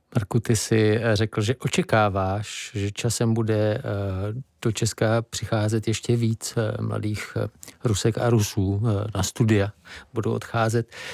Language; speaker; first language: Czech; native; Czech